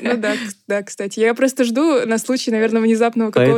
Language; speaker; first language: Russian; native; Russian